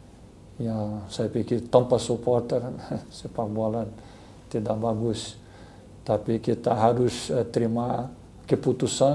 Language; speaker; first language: Indonesian; non-native, learner; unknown